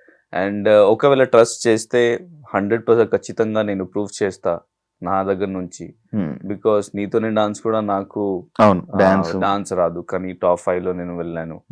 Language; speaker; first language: Telugu; non-native, learner; Hindi